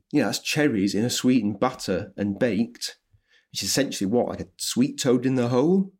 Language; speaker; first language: English; native; English